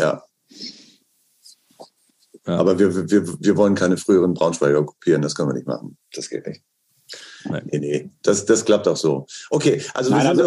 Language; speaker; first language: German; native; German